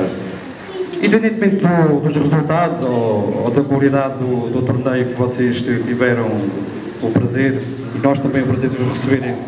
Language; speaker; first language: Portuguese; native; Portuguese